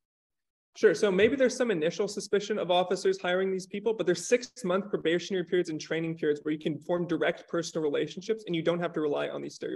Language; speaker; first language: English; native; English